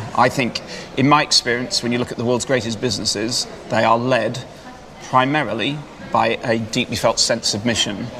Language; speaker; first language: English; native; English